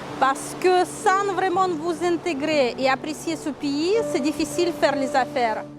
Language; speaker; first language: French; non-native, fluent; Russian